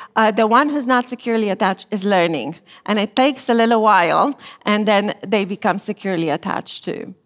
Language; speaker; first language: English; non-native, fluent; Romanian